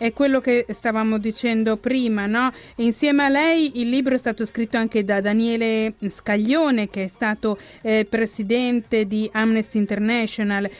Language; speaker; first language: Italian; native; Italian